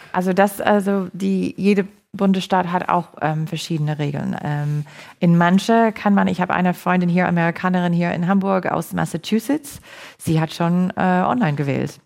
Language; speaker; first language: German; non-native, fluent; English